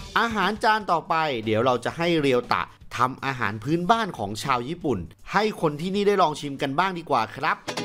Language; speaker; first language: Thai; native; Thai